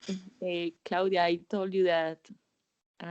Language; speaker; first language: English; non-native, learner; Spanish